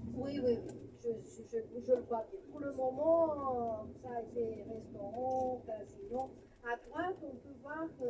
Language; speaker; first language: French; non-native, fluent; Romanian